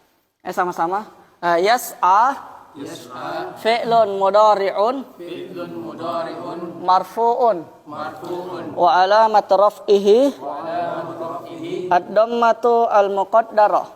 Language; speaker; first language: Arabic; non-native, fluent; Indonesian